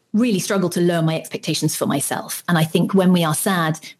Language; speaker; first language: English; native; English